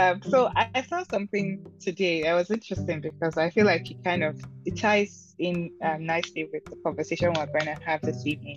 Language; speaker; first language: English; non-native, local second language; Igbo